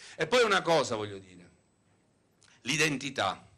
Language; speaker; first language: Italian; native; Italian